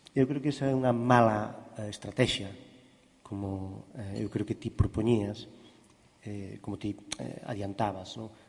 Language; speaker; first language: Galician; non-native, local second language; Spanish